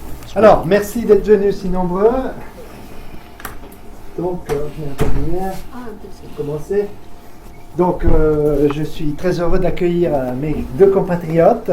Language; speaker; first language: French; non-native, fluent; Italian